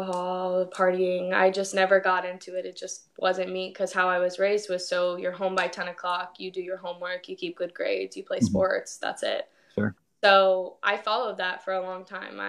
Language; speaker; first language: English; native; English